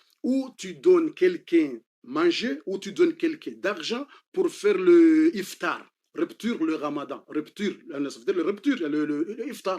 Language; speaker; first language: French; non-native, learner; Comorian